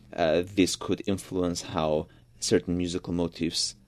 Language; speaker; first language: English; non-native, fluent; Georgian